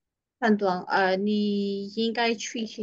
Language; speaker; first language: Chinese; non-native, learner; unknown